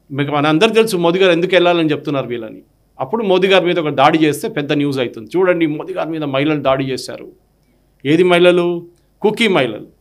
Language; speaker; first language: Telugu; non-native, local second language; Malayalam